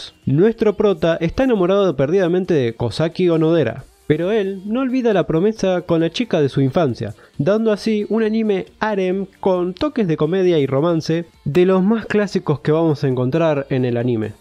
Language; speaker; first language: Spanish; native; Spanish